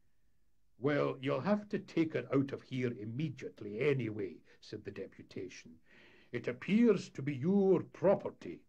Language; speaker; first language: English; native; English